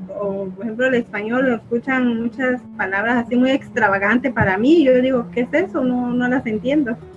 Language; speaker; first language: Spanish; non-native, local second language; Zapotec